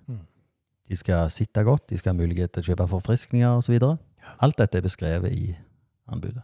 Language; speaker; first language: Norwegian; native; Norwegian